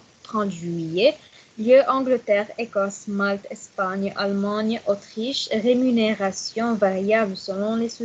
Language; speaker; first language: French; non-native, learner; Arabic